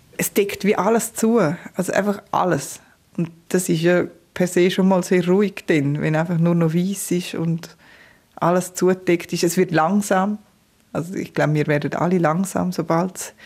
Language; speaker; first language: German; native; German